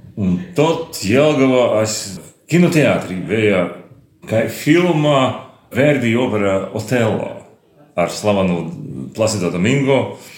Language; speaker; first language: Latvian; native; Latvian